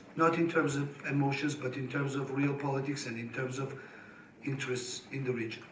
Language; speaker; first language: English; non-native, fluent; Georgian